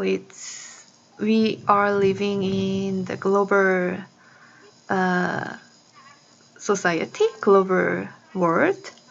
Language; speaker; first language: English; non-native, learner; Korean